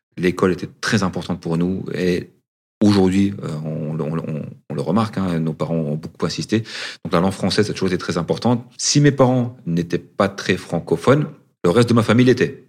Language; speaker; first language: French; early bilingual, other home language; Arabic